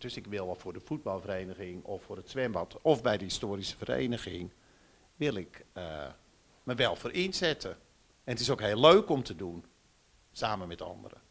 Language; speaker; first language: Dutch; native; Dutch